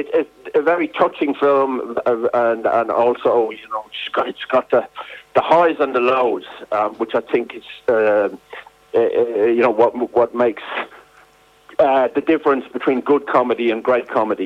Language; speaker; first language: English; native; English